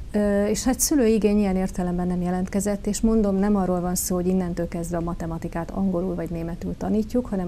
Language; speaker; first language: Hungarian; native; Hungarian